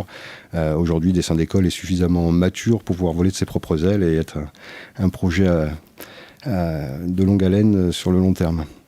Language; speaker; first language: French; native; French